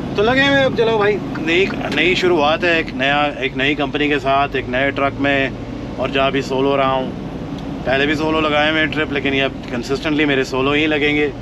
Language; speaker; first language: Urdu; non-native, local second language; Punjabi